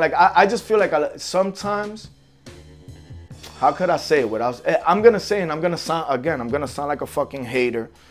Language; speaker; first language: English; early bilingual, other home language; Spanish